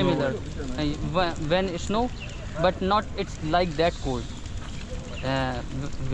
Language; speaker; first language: English; non-native, learner; Hindi